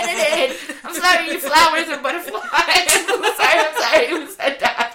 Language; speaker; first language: English; non-native, fluent; French